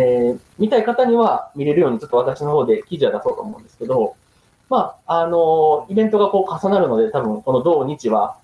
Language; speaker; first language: Japanese; native; Japanese